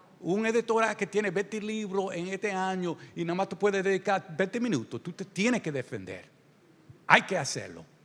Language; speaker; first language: Spanish; early bilingual, heritage; Spanish